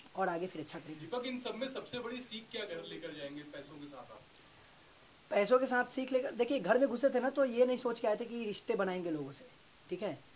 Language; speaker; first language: Hindi; native; Hindi